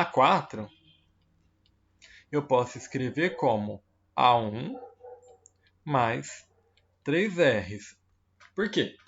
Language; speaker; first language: Portuguese; native; Portuguese